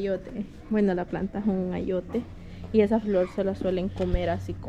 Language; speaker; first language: Spanish; native; Spanish